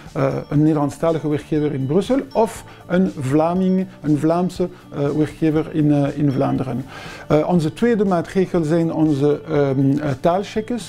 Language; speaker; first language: Dutch; non-native, local second language; French